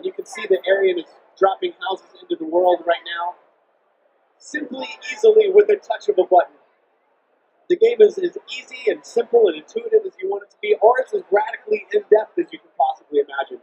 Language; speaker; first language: English; native; English